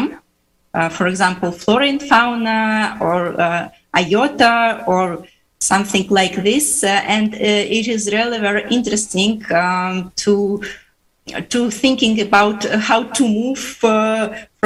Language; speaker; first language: English; non-native, fluent; Uzbek